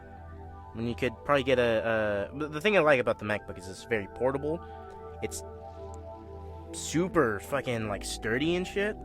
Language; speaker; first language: English; native; English